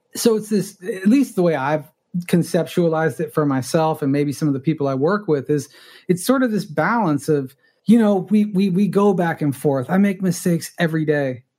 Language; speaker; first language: English; early bilingual, other home language; Spanish